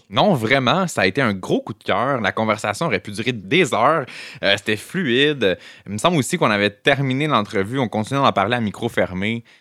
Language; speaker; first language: French; native; French